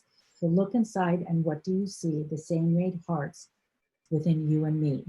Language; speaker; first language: English; native; English